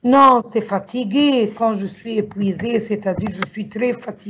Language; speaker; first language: French; non-native, learner; Arabic